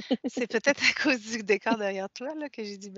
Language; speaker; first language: French; native; French